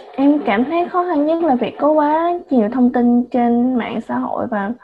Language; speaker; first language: Vietnamese; native; Vietnamese